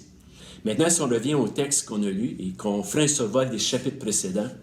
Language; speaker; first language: French; native; French